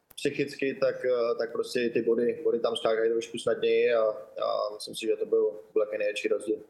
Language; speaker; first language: Czech; native; Czech